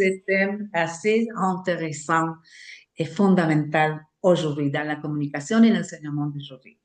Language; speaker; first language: French; non-native, fluent; Spanish